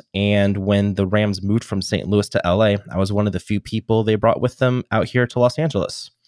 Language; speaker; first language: English; native; English